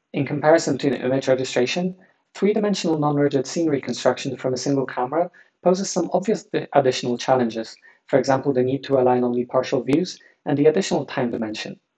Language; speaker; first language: English; non-native, fluent; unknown